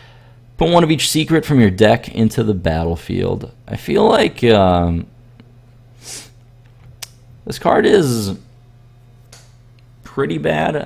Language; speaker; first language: English; native; English